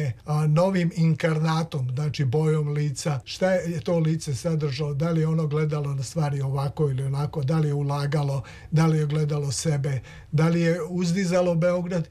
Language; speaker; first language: Serbian; native; Serbian